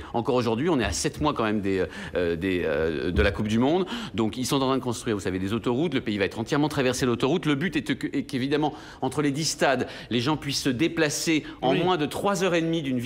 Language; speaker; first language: French; native; French